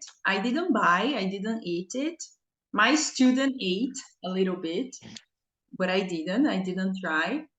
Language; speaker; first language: English; non-native, fluent; Portuguese